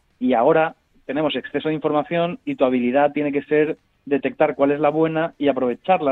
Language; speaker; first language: Spanish; native; Spanish